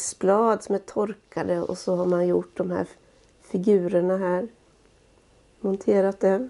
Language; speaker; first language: Swedish; native; Swedish